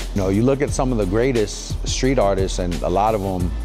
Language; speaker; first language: English; native; English